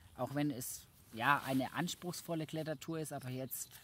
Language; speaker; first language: German; native; German